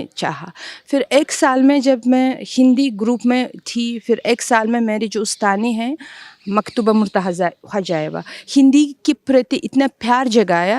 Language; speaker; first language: Hindi; non-native, fluent; Uzbek